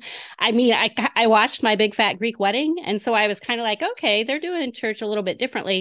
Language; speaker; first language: English; native; English